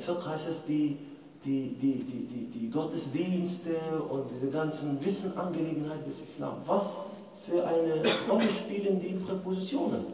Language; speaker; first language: German; non-native, fluent; Arabic